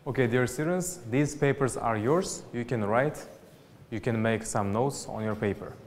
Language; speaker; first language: English; non-native, fluent; Uzbek